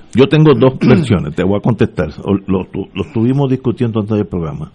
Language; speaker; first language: Spanish; early bilingual, heritage; Spanish